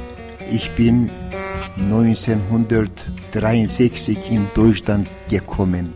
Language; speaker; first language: German; non-native, learner; Turkish